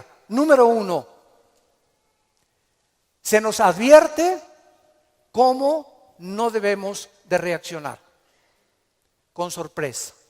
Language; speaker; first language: Spanish; native; Spanish